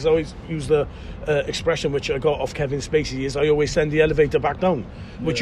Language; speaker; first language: English; native; English